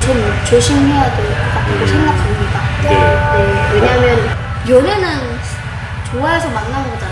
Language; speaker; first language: Korean; non-native, fluent; Indonesian